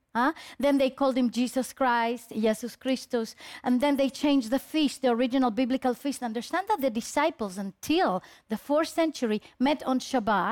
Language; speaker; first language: English; early bilingual, other home language; Spanish